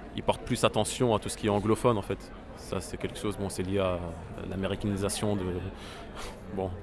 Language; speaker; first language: French; non-native, local second language; Arabic